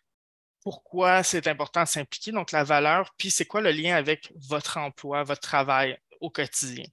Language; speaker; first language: French; native; French